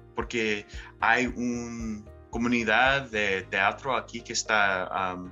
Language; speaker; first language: Spanish; early bilingual, heritage; Spanish